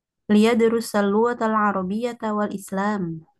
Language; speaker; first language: Arabic; non-native, learner; Indonesian